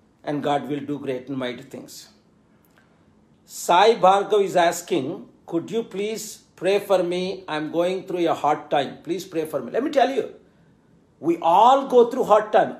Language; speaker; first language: English; non-native, local second language; Telugu